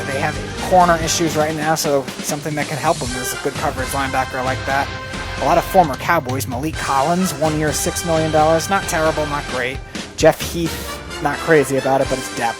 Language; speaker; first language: English; native; English